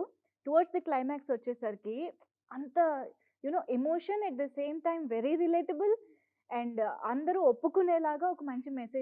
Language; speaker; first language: Telugu; native; Telugu